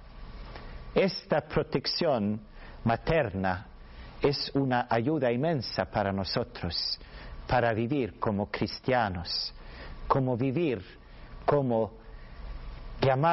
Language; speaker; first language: Spanish; non-native, learner; Swedish